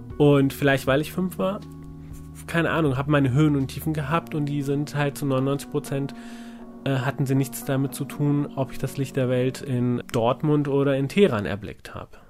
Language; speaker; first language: German; early bilingual, other home language; Persian